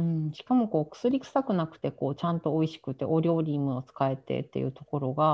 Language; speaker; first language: Japanese; native; Japanese